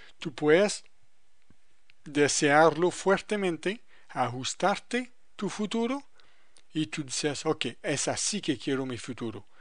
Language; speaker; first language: Spanish; non-native, fluent; French